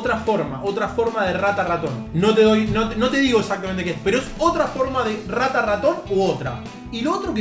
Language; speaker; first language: Spanish; native; Spanish